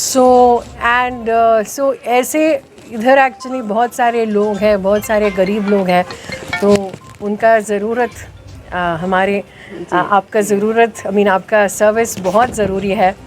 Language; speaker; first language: Hindi; non-native, local second language; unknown